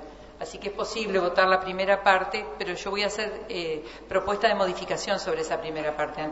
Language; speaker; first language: Spanish; native; Spanish